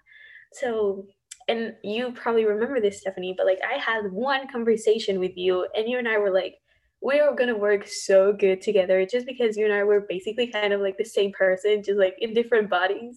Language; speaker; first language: English; non-native, fluent; Spanish